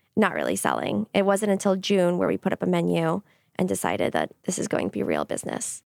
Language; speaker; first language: English; native; English